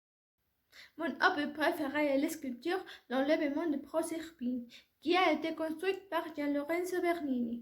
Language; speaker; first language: French; non-native, learner; Spanish